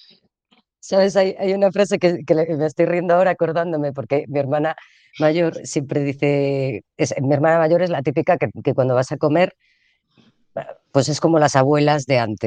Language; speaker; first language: Spanish; native; Spanish